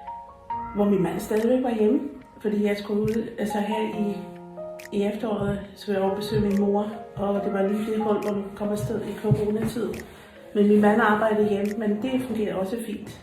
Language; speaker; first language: Danish; non-native, fluent; English